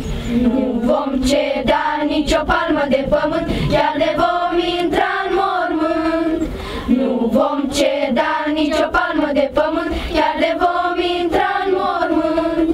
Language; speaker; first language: Romanian; native; Romanian